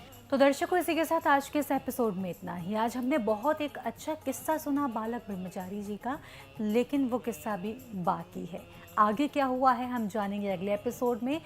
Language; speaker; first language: Hindi; native; Hindi